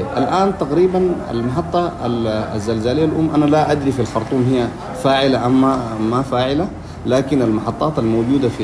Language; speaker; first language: Arabic; native; Arabic